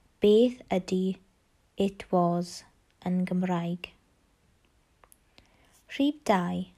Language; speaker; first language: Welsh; non-native, learner; English